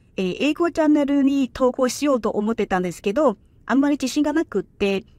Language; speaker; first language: Japanese; non-native, fluent; Chinese